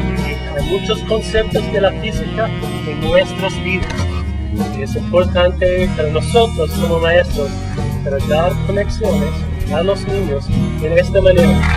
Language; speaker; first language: Spanish; non-native, fluent; English